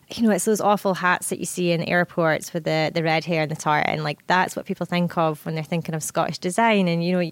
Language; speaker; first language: English; native; English